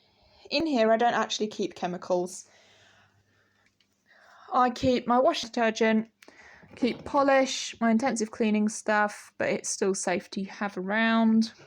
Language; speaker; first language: English; native; English